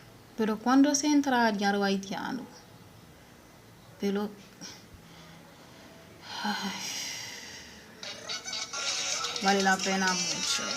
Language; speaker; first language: Spanish; non-native, learner; Haitian Creole